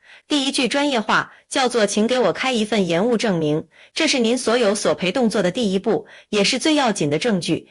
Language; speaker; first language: Chinese; native; Chinese